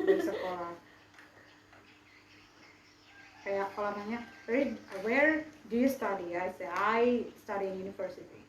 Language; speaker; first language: English; non-native, learner; Indonesian